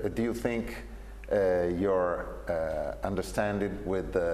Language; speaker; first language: English; non-native, fluent; Italian